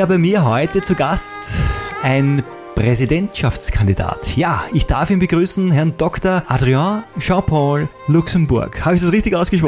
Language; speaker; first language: German; native; German